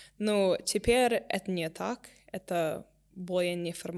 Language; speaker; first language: Russian; non-native, learner; English